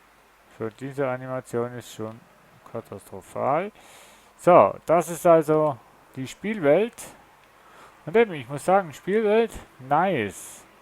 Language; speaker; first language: German; native; German